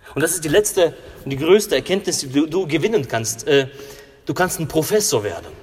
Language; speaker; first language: German; non-native, fluent; Russian